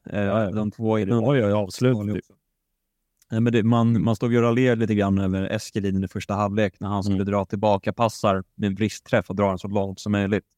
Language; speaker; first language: Swedish; native; Swedish